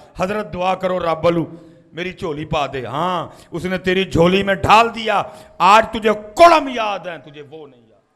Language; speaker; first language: Urdu; non-native, local second language; Punjabi